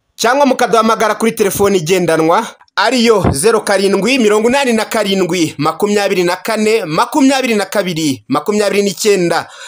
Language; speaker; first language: Kinyarwanda; native; Kinyarwanda